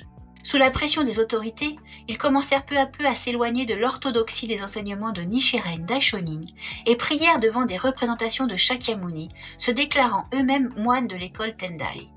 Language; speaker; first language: French; native; French